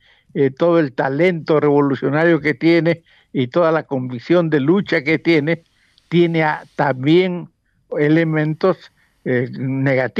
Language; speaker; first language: Spanish; native; Spanish